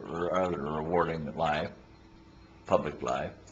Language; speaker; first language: English; native; English